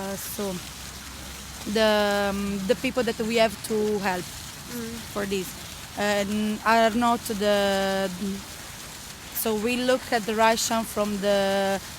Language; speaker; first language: English; non-native, learner; Italian